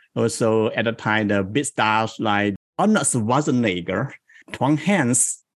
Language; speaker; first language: English; non-native, fluent; Chinese